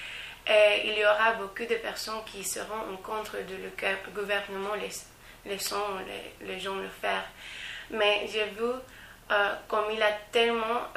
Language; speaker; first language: French; non-native, fluent; English